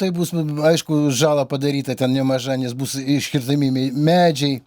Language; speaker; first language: Lithuanian; native; Lithuanian